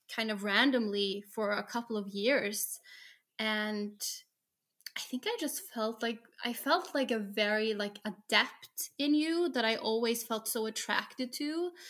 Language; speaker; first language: English; non-native, fluent; Norwegian